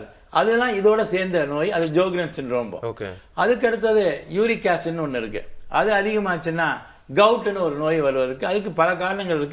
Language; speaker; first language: Tamil; native; Tamil